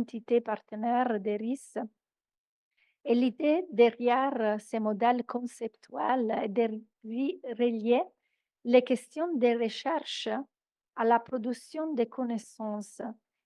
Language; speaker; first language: French; non-native, fluent; Italian